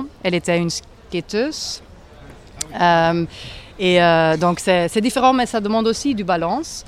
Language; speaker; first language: French; non-native, local second language; Dutch